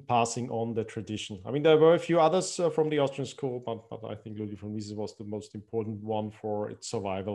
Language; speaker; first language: English; non-native, fluent; German